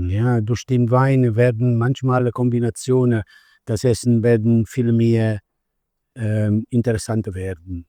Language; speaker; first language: German; non-native, fluent; Italian